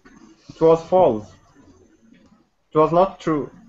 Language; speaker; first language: English; non-native, learner; Turkish